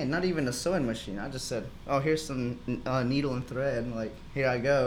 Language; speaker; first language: English; non-native, fluent; Spanish